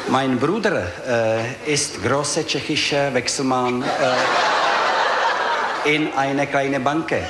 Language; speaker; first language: German; non-native, learner; Czech